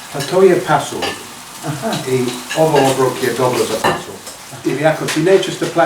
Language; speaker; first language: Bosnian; non-native, learner; English